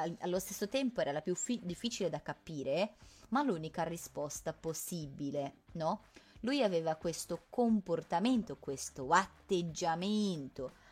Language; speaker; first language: Italian; non-native, fluent; Portuguese